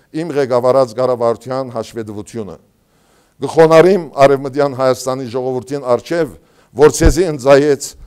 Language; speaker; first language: Armenian; early bilingual, heritage; Armenian